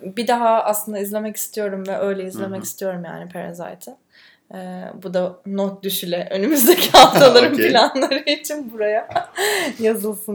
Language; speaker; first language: Turkish; native; Turkish